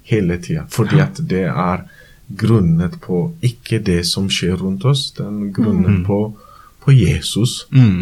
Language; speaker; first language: Norwegian; non-native, fluent; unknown